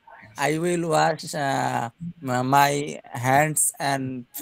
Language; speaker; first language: English; non-native, learner; Bangla